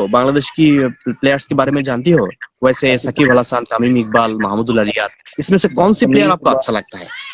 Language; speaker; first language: Hindi; non-native, learner; Bangla